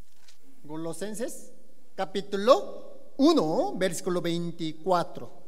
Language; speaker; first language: Spanish; non-native, learner; Korean